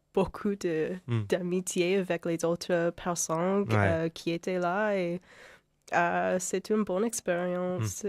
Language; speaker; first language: French; non-native, learner; English